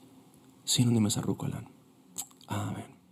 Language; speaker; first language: Finnish; non-native, fluent; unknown